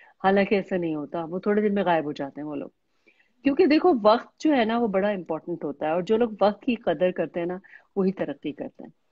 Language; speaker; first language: Urdu; native; Urdu